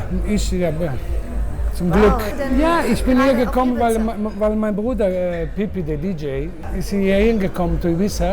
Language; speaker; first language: German; non-native, learner; Italian